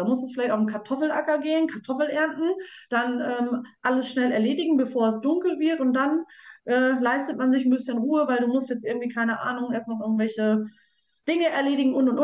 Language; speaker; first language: German; native; German